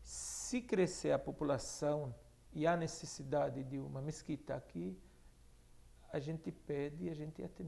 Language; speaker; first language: Portuguese; non-native, fluent; Arabic